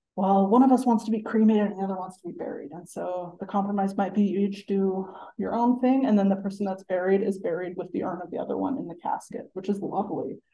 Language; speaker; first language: English; native; English